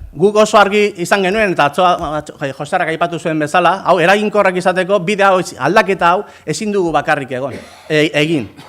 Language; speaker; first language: Basque; non-native, fluent; Spanish